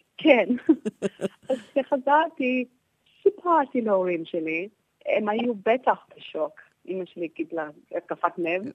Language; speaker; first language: Hebrew; non-native, fluent; English